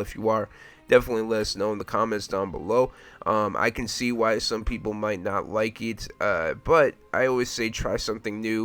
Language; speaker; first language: English; native; English